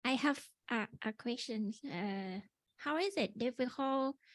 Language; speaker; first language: English; non-native, fluent; Thai